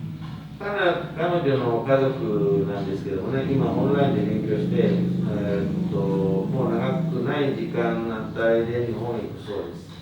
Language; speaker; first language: Japanese; non-native, fluent; Indonesian